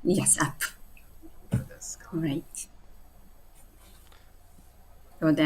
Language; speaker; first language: English; non-native, learner; Japanese